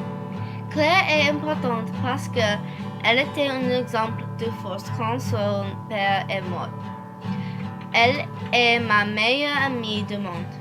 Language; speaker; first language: French; non-native, learner; English